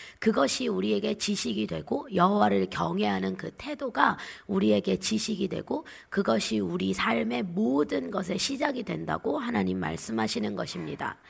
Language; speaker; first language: Korean; native; Korean